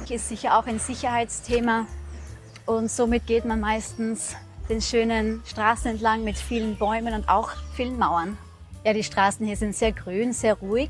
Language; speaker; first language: German; native; German